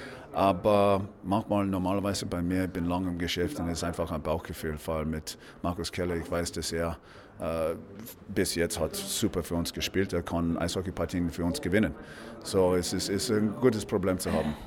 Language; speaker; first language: German; non-native, fluent; English